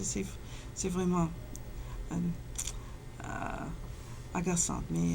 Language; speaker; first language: French; non-native, fluent; English